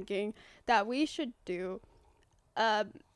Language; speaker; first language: English; non-native, fluent; Finnish